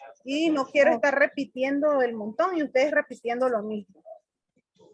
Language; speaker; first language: Spanish; native; Spanish